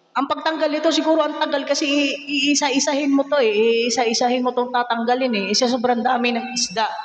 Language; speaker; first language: Filipino; non-native, local second language; Cebuano